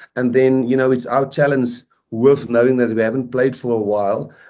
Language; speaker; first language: English; non-native, local second language; Afrikaans